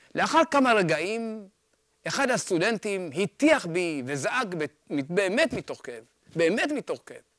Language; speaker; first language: Hebrew; early bilingual, other home language; Amharic